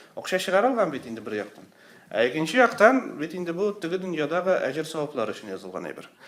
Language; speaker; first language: Tatar; native; Tatar